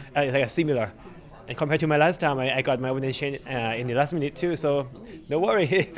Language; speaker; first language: English; non-native, learner; Thai